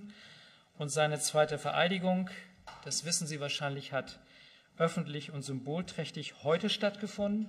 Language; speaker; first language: German; native; German